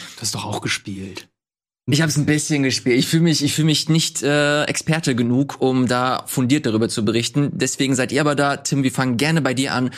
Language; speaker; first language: German; native; German